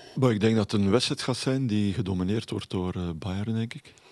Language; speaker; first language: Dutch; native; Dutch